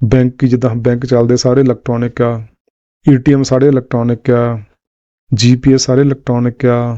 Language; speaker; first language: Hindi; non-native, local second language; Punjabi